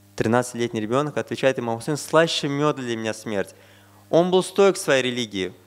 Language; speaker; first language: Russian; non-native, fluent; Azerbaijani